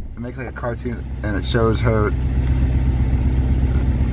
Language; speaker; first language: English; native; English